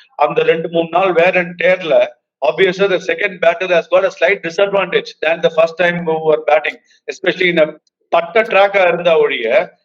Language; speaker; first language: English; non-native, local second language; Tamil